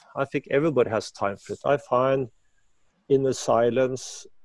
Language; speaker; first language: English; non-native, fluent; Norwegian